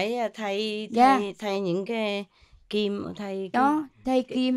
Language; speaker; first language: Vietnamese; native; Vietnamese